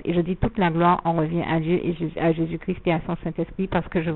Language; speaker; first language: French; native; French